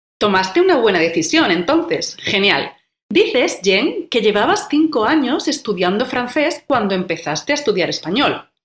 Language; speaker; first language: Spanish; native; Spanish